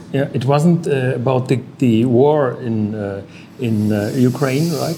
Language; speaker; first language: English; non-native, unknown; German